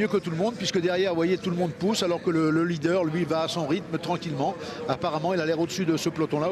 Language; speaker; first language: French; native; French